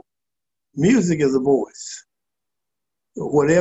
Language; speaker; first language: English; native; English